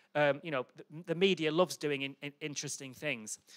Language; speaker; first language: English; native; English